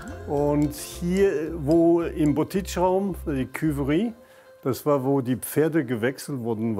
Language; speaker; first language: German; non-native, fluent; French